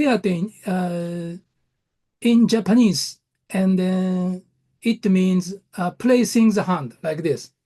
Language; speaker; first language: English; non-native, learner; Japanese